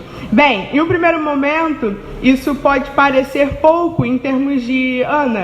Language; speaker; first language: Portuguese; native; Portuguese